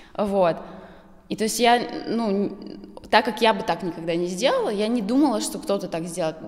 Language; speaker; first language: Russian; native; Russian